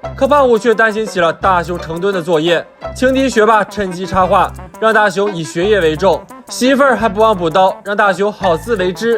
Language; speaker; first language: Chinese; native; Chinese